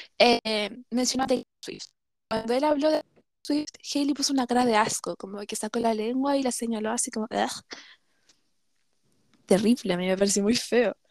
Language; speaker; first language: Spanish; native; Spanish